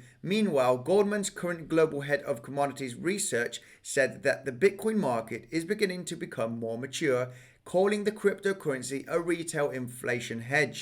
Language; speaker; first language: English; native; English